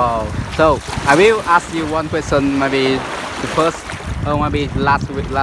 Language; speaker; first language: English; non-native, learner; Vietnamese